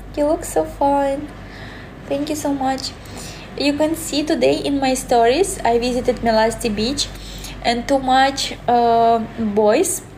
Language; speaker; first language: English; non-native, learner; Russian